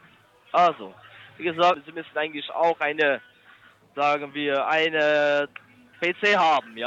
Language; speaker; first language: German; non-native, learner; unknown